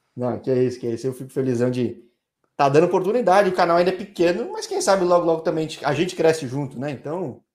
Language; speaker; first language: Portuguese; native; Portuguese